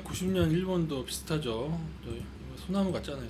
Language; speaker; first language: Korean; native; Korean